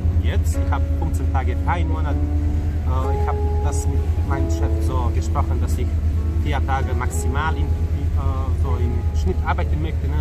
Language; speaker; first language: German; non-native, fluent; Serbian